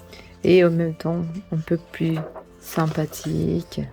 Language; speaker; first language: French; non-native, learner; Spanish